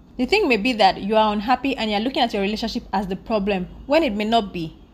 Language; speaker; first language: English; non-native, local second language; Yoruba